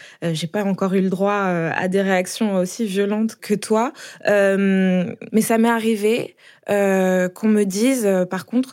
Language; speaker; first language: French; native; French